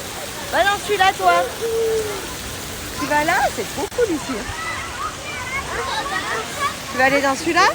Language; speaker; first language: French; native; French